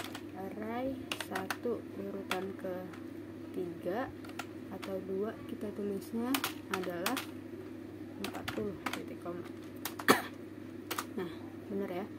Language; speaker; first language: Indonesian; native; Indonesian